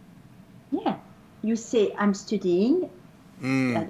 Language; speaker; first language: English; non-native, fluent; French